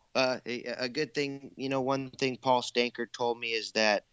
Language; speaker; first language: English; native; English